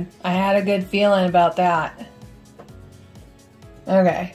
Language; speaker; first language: English; native; English